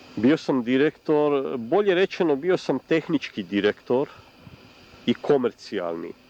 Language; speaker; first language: Serbian; non-native, local second language; Hungarian